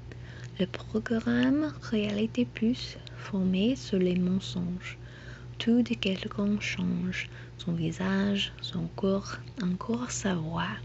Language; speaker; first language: French; non-native, learner; English